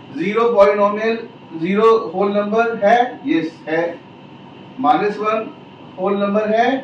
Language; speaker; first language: Hindi; native; Hindi